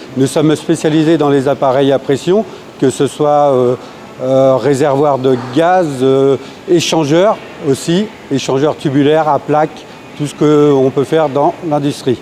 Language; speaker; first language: French; native; French